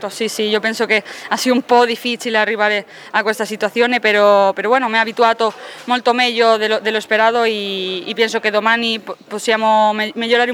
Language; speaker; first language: Italian; non-native, learner; Spanish